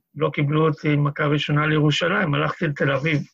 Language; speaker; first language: Hebrew; native; Hebrew